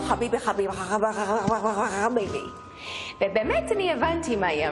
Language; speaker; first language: Hebrew; non-native, fluent; English